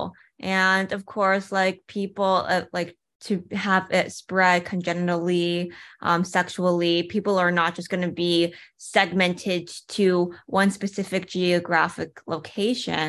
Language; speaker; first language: English; native; English